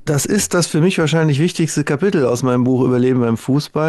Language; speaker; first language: German; native; German